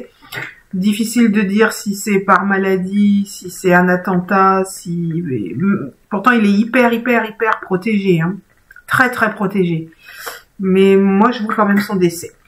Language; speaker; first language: French; native; French